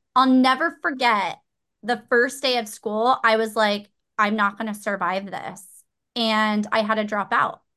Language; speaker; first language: English; native; English